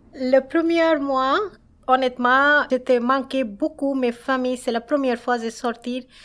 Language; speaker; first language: French; non-native, learner; Bangla